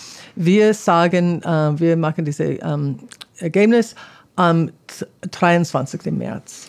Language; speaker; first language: German; non-native, fluent; English